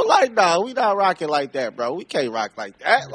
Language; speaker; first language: English; native; English